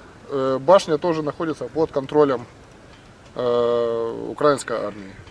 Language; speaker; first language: Russian; native; Russian